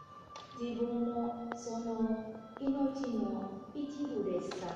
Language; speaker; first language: Japanese; non-native, learner; Indonesian